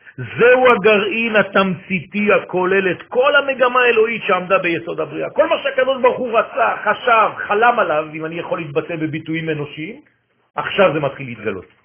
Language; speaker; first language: Hebrew; non-native, fluent; French